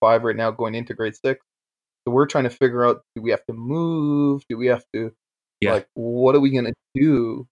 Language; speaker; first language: English; native; English